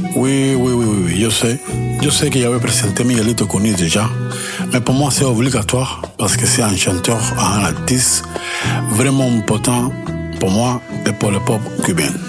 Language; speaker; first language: French; non-native, learner; Spanish